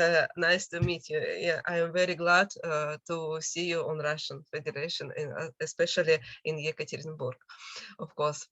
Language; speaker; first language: English; non-native, learner; Russian